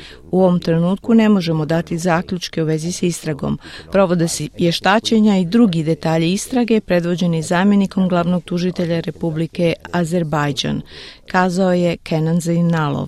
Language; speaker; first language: Croatian; native; Croatian